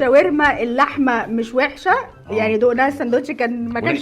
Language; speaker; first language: Arabic; native; Arabic